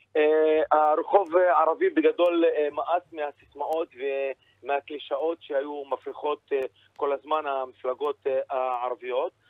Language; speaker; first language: Hebrew; native; Hebrew